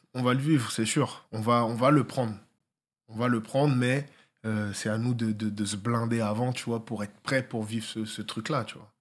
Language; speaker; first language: French; native; French